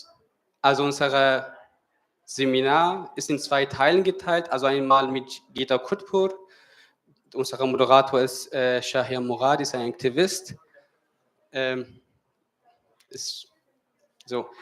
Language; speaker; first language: German; non-native, fluent; Kurdish